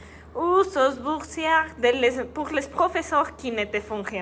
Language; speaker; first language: French; non-native, learner; Spanish